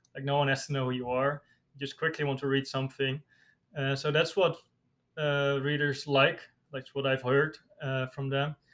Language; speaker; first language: English; non-native, fluent; Dutch